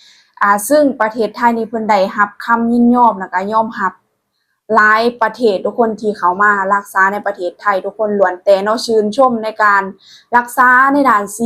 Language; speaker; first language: Thai; non-native, local second language; Lao